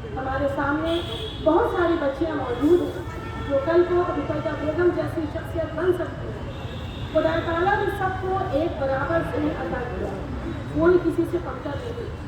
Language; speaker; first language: Urdu; native; Urdu